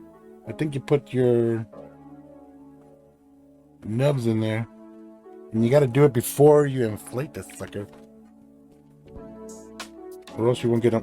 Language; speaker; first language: English; native; English